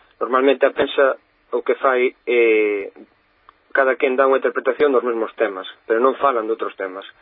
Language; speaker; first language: Galician; non-native, local second language; Spanish